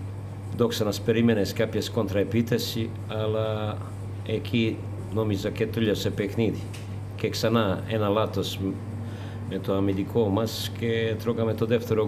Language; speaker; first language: Greek; non-native, learner; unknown